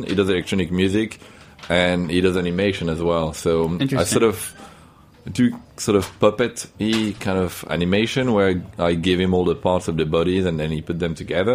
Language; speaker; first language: English; non-native, fluent; French